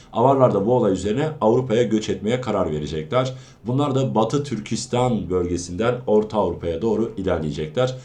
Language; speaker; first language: Turkish; native; Turkish